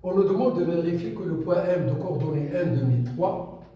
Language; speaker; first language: French; non-native, local second language; Arabic